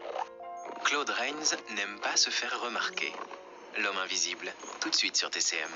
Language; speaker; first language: French; native; French